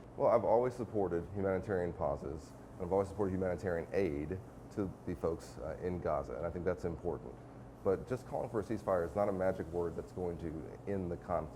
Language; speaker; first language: English; native; English